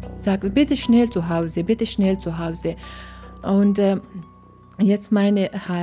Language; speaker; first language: German; non-native, learner; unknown